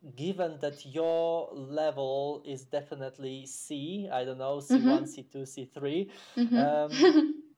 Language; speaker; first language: English; non-native, fluent; Polish